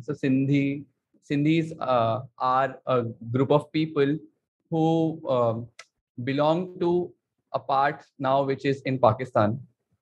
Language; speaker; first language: English; non-native, local second language; Hindi